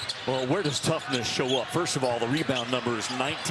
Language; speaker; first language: English; native; English